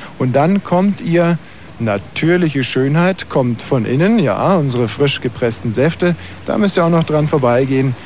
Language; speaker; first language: German; native; German